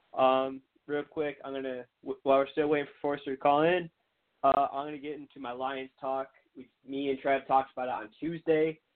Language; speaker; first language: English; native; English